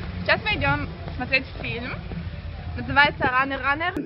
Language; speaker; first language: Russian; early bilingual, heritage; Russian